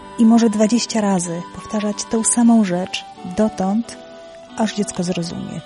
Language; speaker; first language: Polish; native; Polish